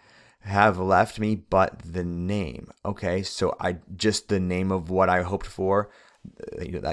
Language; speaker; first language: English; native; English